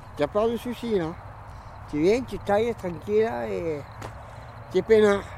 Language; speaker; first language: French; native; French